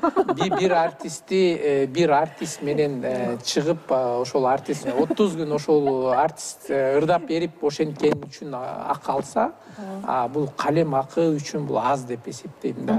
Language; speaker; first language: Kyrgyz; native; Kyrgyz